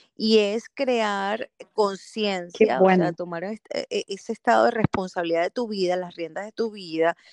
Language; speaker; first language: Spanish; native; Spanish